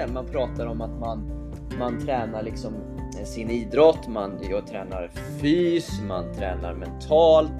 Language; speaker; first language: Swedish; native; Swedish